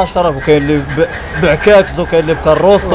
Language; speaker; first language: Arabic; native; Arabic